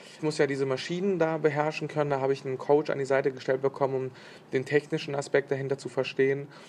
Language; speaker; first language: German; early bilingual, other home language; Bosnian